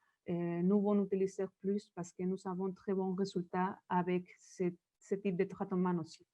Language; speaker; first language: French; non-native, learner; Spanish